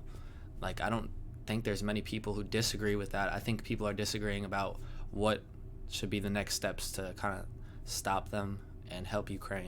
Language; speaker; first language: English; native; English